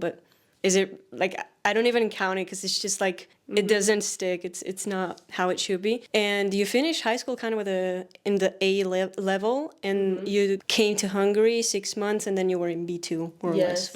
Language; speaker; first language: English; non-native, fluent; Spanish